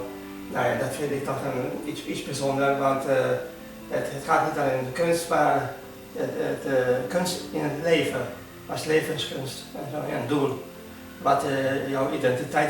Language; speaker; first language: Dutch; non-native, fluent; Hungarian